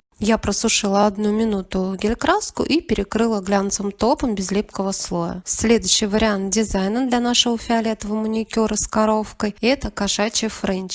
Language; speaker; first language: Russian; native; Russian